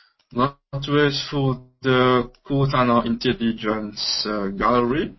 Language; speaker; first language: English; non-native, local second language; Morisyen